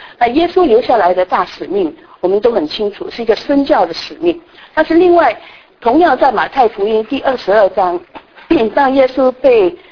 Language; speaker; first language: Chinese; non-native, local second language; Cantonese